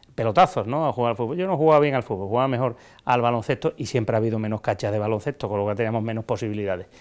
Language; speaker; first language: Spanish; native; Spanish